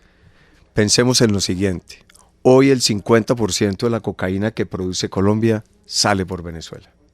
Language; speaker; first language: Spanish; native; Spanish